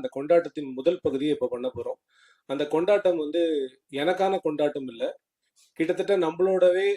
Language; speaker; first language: Tamil; native; Tamil